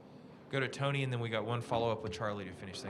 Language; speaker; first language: English; native; English